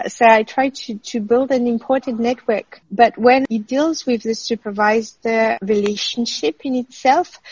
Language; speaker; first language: English; non-native, fluent; French